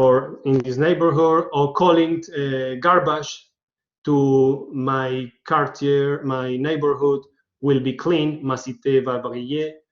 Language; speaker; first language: English; non-native, learner; Spanish